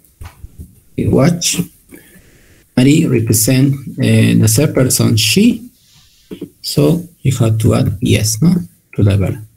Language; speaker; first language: English; non-native, learner; Spanish